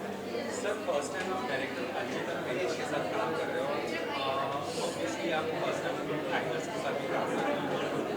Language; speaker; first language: Hindi; native; Hindi